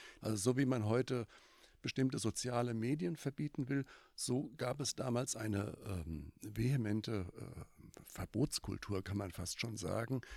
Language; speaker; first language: German; native; German